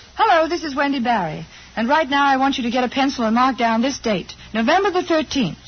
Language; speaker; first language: English; native; English